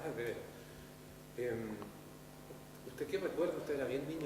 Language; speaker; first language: Spanish; native; Spanish